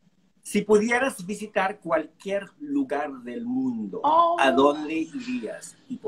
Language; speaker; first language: Spanish; non-native, fluent; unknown